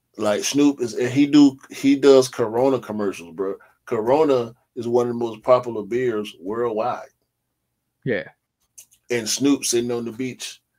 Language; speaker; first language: English; native; English